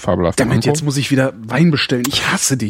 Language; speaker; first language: German; native; German